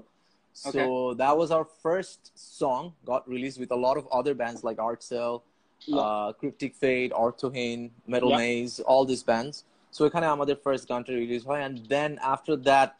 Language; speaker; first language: English; non-native, local second language; Bangla